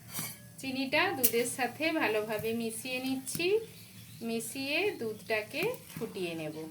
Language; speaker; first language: Bangla; native; Bangla